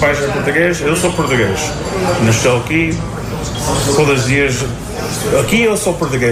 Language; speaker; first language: Portuguese; early bilingual, heritage; Portuguese